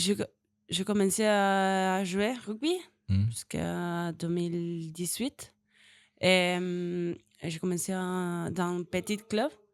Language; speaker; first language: French; non-native, learner; Spanish